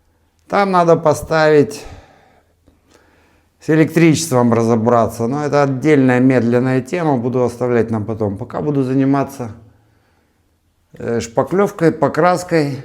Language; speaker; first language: Russian; native; Russian